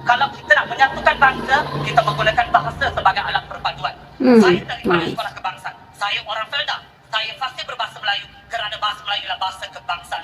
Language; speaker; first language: Malay; native; Malay